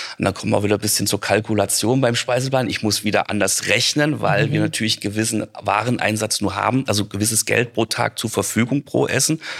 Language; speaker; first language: German; native; German